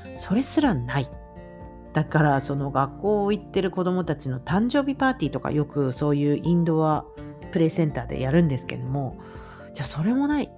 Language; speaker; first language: Japanese; native; Japanese